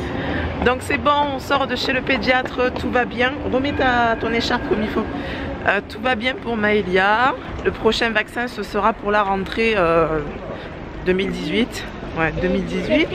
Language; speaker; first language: French; native; French